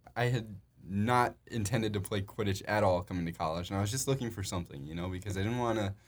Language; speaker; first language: English; native; English